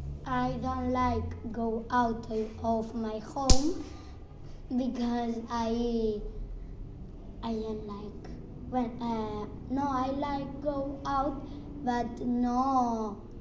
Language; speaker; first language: English; non-native, learner; Catalan